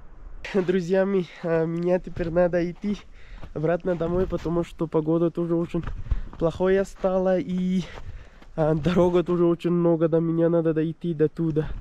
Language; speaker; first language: Russian; non-native, learner; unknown